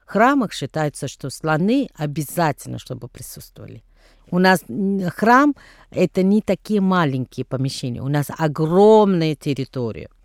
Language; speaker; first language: Russian; non-native, fluent; Tamil